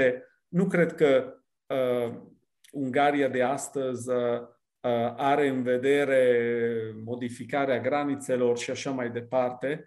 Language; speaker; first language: Romanian; non-native, fluent; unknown